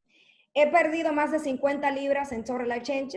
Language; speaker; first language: Spanish; native; Spanish